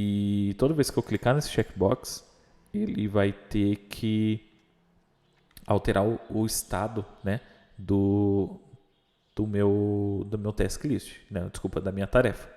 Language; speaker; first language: Portuguese; native; Portuguese